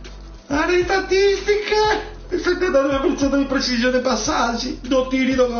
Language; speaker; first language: Italian; native; Italian